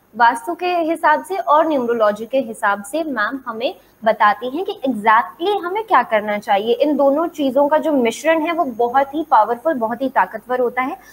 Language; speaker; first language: Hindi; native; Hindi